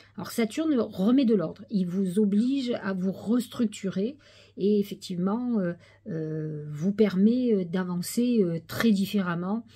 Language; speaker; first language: French; native; French